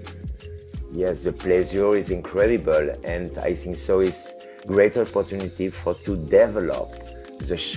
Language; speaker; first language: English; non-native, learner; French